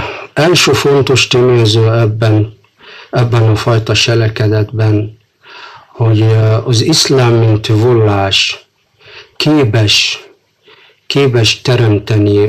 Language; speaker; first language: Hungarian; non-native, fluent; Arabic